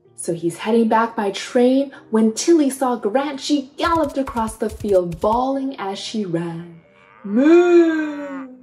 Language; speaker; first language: English; native; English